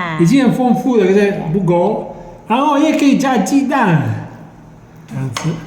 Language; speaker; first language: Chinese; non-native, fluent; Italian